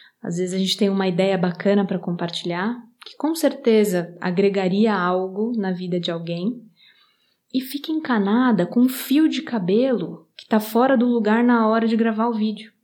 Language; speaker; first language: Portuguese; native; Portuguese